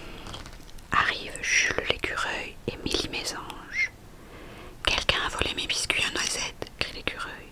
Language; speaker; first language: French; native; French